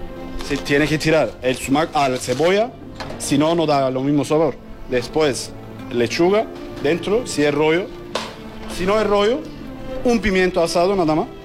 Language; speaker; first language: Spanish; non-native, learner; Turkish